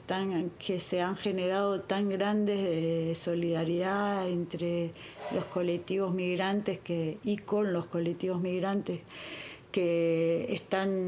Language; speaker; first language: Spanish; native; Spanish